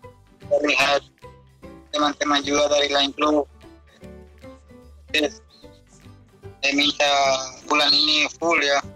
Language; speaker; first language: Indonesian; non-native, fluent; Spanish